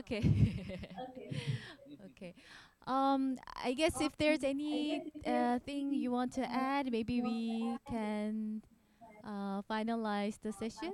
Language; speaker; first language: English; non-native, fluent; Korean